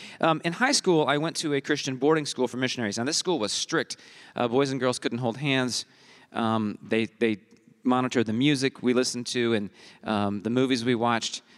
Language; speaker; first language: English; early bilingual, heritage; English